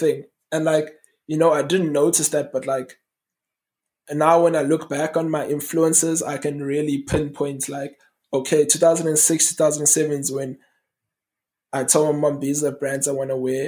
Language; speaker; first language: English; native; English